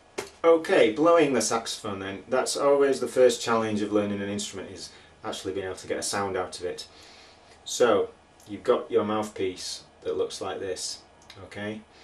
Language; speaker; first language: English; native; English